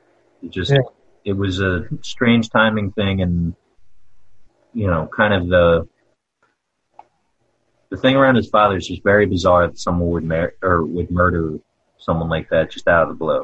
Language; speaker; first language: English; native; English